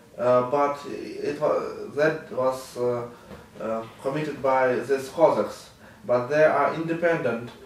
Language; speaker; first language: English; non-native, learner; Ukrainian